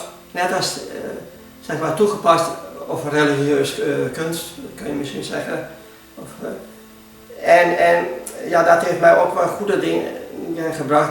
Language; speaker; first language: Dutch; non-native, fluent; Hungarian